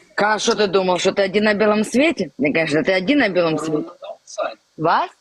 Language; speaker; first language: Ukrainian; native; Ukrainian